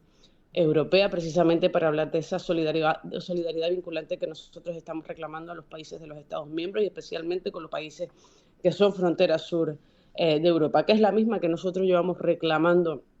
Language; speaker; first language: Spanish; native; Spanish